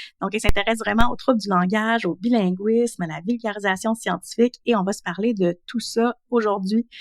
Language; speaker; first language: French; native; French